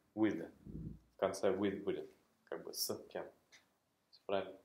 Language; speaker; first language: Russian; native; Russian